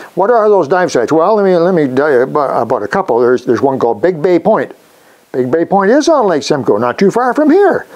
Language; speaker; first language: English; native; English